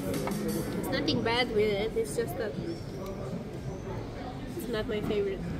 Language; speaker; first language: English; non-native, fluent; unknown